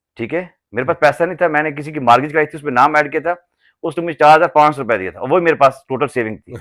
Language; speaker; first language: Urdu; non-native, local second language; Punjabi